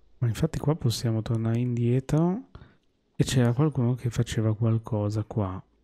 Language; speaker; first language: Italian; native; Italian